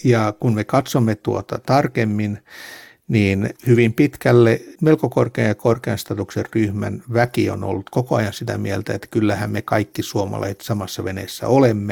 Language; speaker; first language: Finnish; native; Finnish